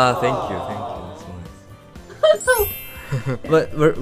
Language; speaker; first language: English; non-native, fluent; Japanese